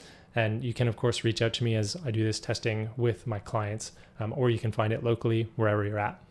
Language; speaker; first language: English; native; English